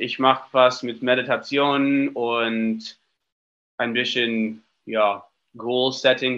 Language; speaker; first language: German; non-native, learner; English